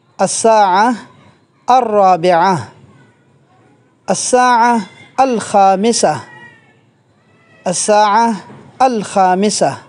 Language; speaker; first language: Arabic; non-native, fluent; Urdu